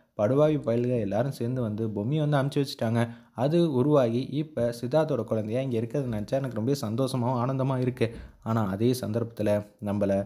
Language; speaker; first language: Tamil; native; Tamil